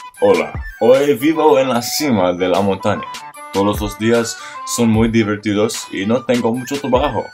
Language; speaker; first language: Spanish; non-native, learner; English